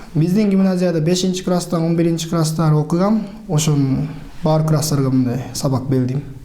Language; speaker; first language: Kyrgyz; non-native, learner; Japanese